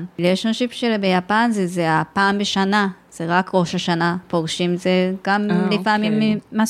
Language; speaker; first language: Hebrew; non-native, learner; Japanese